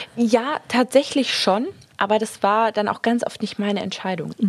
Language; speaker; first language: German; early bilingual, other home language; Spanish